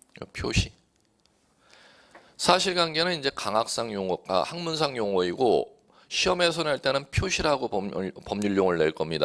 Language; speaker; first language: Korean; native; Korean